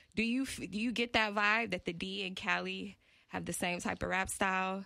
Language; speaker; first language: English; native; English